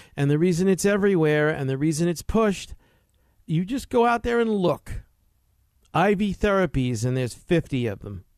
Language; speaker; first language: English; native; English